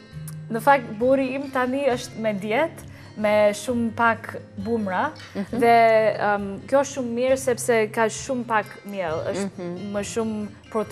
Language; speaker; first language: Albanian; non-native, learner; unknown